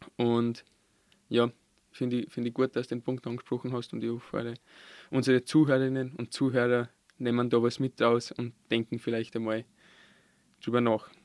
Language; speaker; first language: German; early bilingual, other home language; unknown